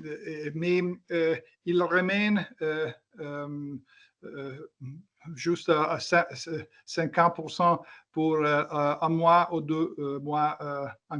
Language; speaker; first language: French; non-native, learner; Italian